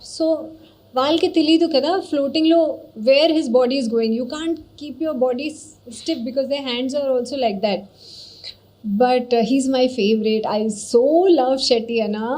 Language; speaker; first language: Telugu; non-native, learner; Hindi